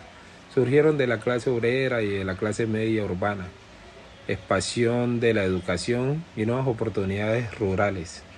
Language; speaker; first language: Spanish; native; Spanish